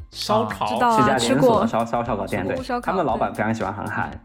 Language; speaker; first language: Chinese; native; Chinese